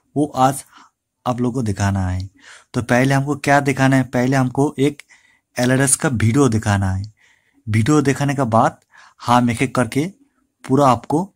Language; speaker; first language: Hindi; non-native, local second language; Bangla